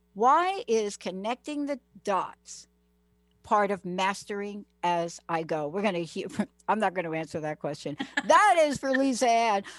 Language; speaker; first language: English; native; English